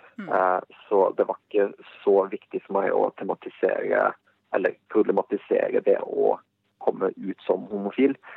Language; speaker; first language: Norwegian; early bilingual, other home language; Bosnian